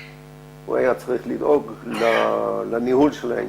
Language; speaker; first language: Hebrew; non-native, fluent; Dutch